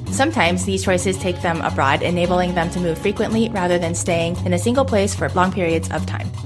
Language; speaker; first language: English; early bilingual, other home language; Chinese